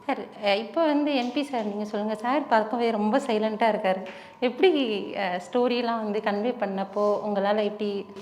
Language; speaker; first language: Tamil; native; Tamil